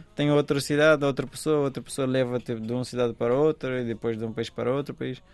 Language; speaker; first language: Portuguese; non-native, fluent; Persian